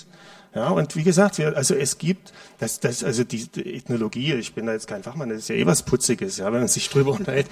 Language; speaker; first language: German; native; German